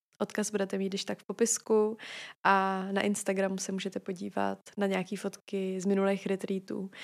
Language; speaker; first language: Czech; native; Czech